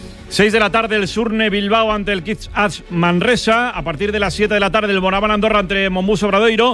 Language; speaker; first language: Spanish; native; Spanish